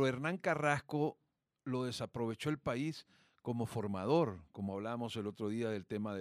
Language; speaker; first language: Spanish; native; Spanish